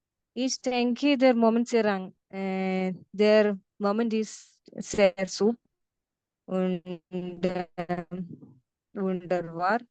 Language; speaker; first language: German; non-native, learner; Malayalam